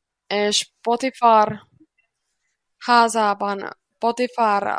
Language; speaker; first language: Hungarian; non-native, learner; Finnish